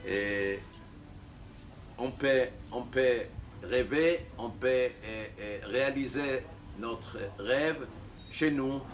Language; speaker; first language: French; non-native, fluent; Hebrew